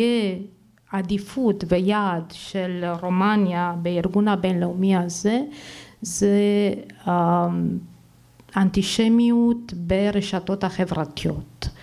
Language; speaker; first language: Hebrew; non-native, fluent; Romanian